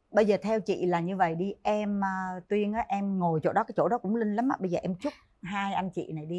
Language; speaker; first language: Vietnamese; native; Vietnamese